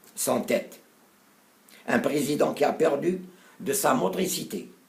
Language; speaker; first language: French; non-native, local second language; Arabic